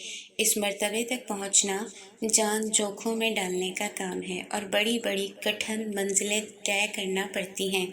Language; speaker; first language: Urdu; native; Urdu